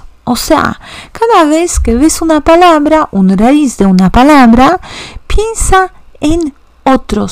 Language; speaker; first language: Spanish; non-native, fluent; Polish